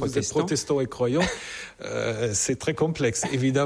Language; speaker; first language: French; non-native, fluent; German